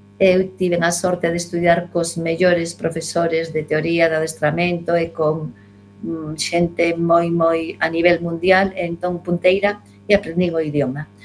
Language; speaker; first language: Galician; non-native, local second language; Spanish